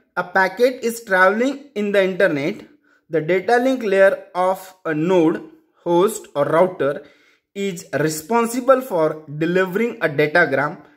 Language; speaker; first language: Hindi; non-native, local second language; Marathi